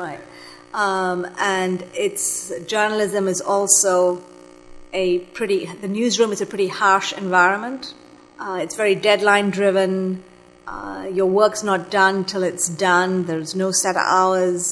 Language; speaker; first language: English; non-native, local second language; Tamil